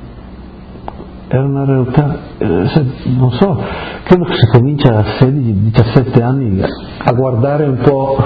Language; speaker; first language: Italian; early bilingual, heritage; Friulian